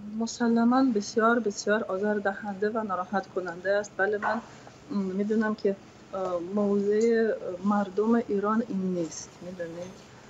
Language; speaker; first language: Persian; non-native, fluent; Ukrainian